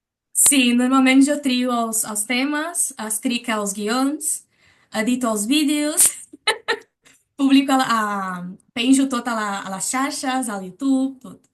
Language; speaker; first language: Catalan; non-native, learner; Portuguese